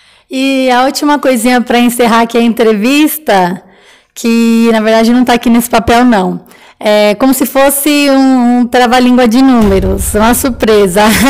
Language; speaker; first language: Portuguese; native; Portuguese